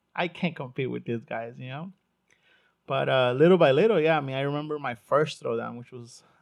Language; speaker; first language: English; early bilingual, other home language; Spanish